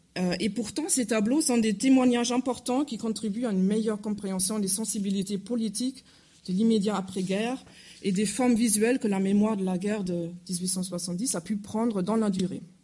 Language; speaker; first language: French; non-native, fluent; German